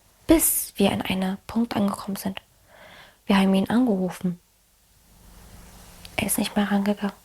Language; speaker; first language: German; early bilingual, other home language; Arabic